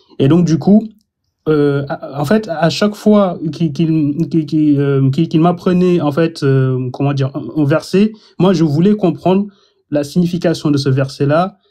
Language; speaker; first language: French; non-native, local second language; Wolof